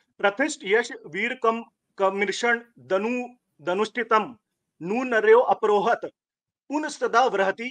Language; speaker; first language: Hindi; native; Hindi